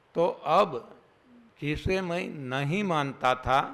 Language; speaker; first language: Hindi; non-native, local second language; Gujarati